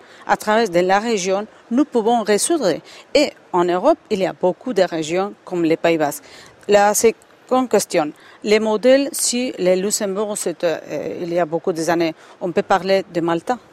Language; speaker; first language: French; non-native, fluent; Spanish